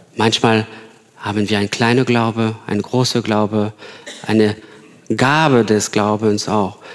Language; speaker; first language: German; non-native, fluent; French